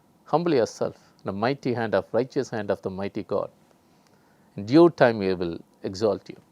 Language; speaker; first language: English; non-native, local second language; Tamil